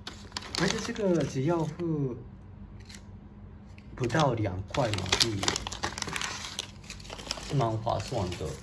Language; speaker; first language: Chinese; non-native, fluent; Japanese